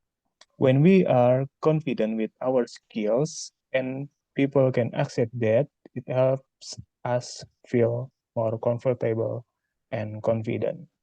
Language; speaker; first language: English; non-native, learner; Indonesian